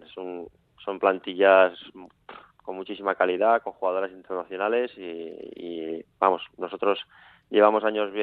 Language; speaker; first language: Spanish; native; Spanish